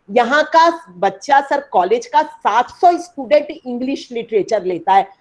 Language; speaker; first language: Hindi; native; Hindi